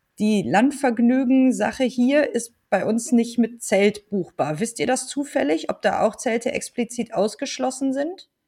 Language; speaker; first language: German; native; German